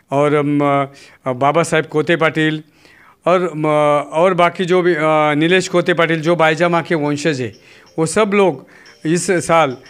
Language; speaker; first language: Hindi; non-native, local second language; Marathi